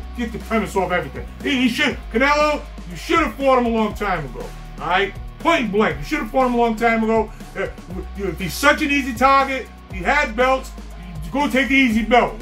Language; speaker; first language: English; native; English